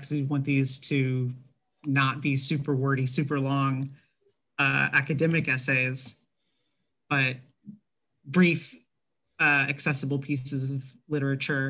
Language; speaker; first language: English; native; English